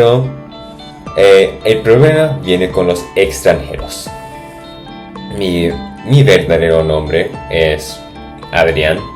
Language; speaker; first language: Spanish; non-native, fluent; English